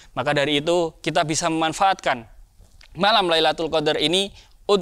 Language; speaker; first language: Indonesian; native; Indonesian